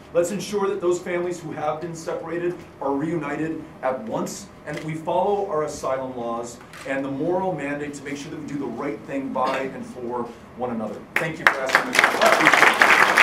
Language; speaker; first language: English; native; English